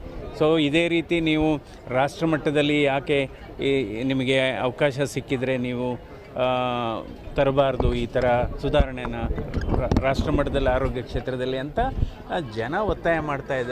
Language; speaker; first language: Kannada; native; Kannada